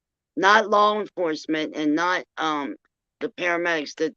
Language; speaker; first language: English; native; English